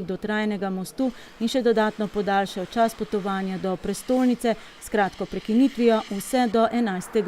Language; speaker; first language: Slovenian; native; Slovenian